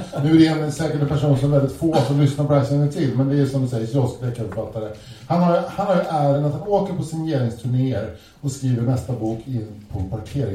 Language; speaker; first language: Swedish; native; Swedish